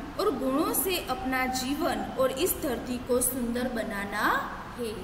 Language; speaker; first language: Hindi; non-native, local second language; Gujarati